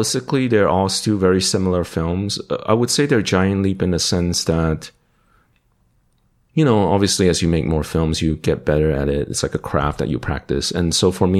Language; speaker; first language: English; non-native, local second language; Cantonese